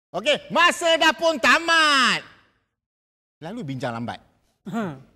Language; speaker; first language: Malay; native; Malay